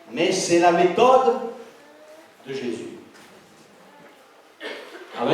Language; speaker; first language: French; native; French